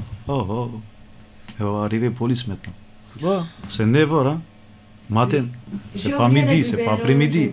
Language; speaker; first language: French; non-native, learner; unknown